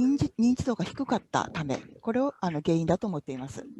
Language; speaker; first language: Japanese; native; Japanese